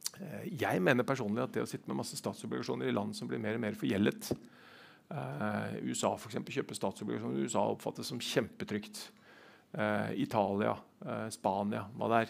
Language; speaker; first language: Norwegian; native; Norwegian